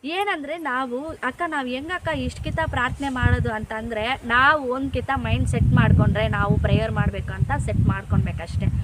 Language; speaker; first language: Kannada; non-native, local second language; Telugu